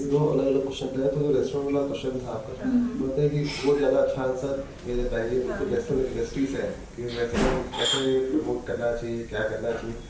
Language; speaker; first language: Hindi; native; Hindi